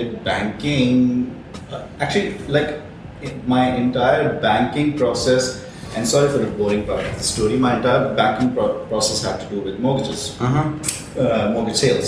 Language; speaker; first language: English; non-native, local second language; Urdu